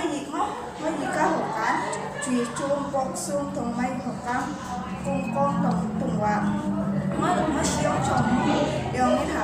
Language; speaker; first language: Cantonese; non-native, learner; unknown